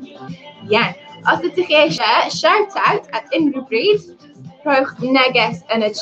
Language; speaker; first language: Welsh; non-native, local second language; English